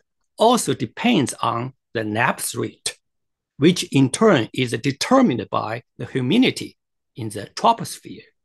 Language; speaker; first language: English; non-native, fluent; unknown